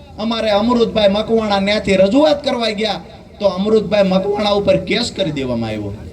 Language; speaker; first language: Gujarati; native; Gujarati